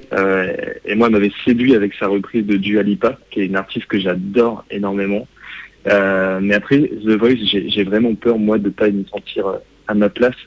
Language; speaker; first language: French; native; French